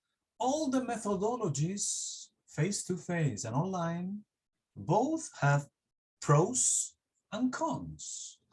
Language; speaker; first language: English; non-native, fluent; Spanish